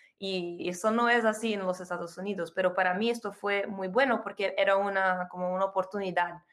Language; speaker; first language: Spanish; non-native, fluent; Portuguese